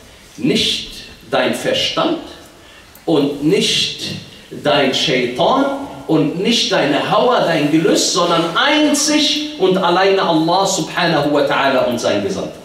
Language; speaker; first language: German; early bilingual, other home language; Arabic